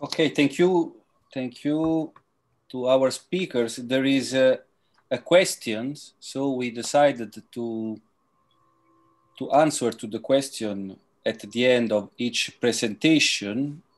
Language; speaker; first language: English; non-native, fluent; Italian